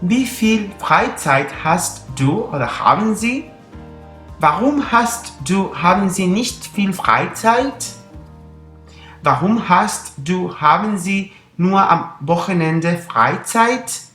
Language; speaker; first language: German; non-native, fluent; Spanish